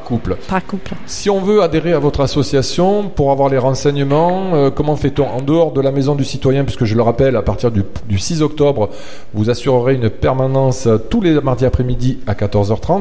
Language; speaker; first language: French; native; French